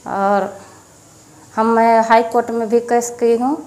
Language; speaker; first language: Hindi; native; Hindi